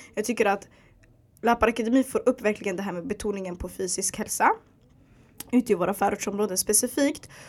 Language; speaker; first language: Swedish; early bilingual, other home language; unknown